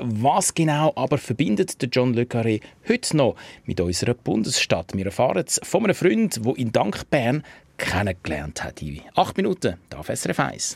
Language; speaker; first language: German; native; German